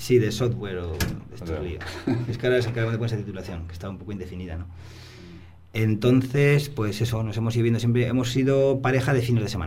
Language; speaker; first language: Spanish; native; Spanish